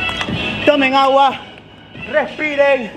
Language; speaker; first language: Spanish; early bilingual, heritage; Spanish